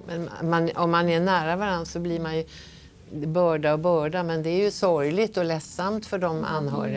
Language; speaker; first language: Swedish; native; Swedish